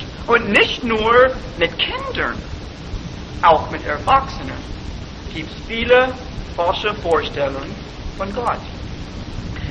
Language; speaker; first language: German; non-native, fluent; English